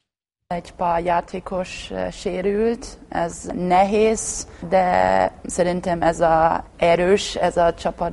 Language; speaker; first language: Hungarian; non-native, learner; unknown